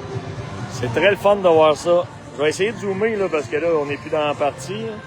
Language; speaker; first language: French; native; French